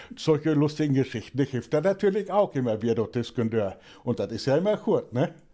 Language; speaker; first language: German; native; German